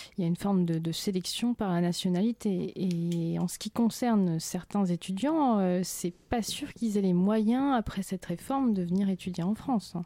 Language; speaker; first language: French; native; French